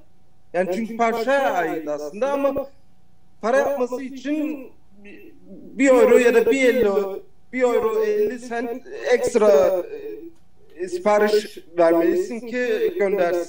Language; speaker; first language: Turkish; early bilingual, heritage; Turkish